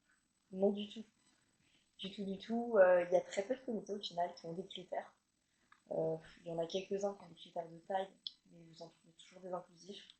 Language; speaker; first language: French; native; French